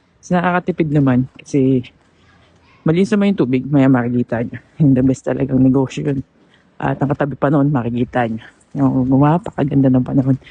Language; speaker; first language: Filipino; native; Filipino